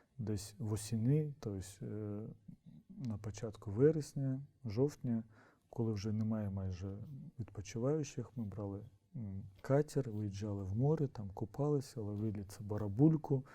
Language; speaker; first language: Ukrainian; non-native, local second language; Crimean Tatar